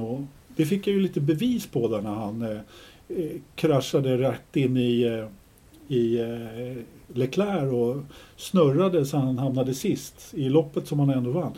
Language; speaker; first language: Swedish; native; Swedish